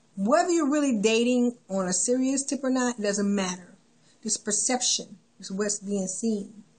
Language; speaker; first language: English; native; English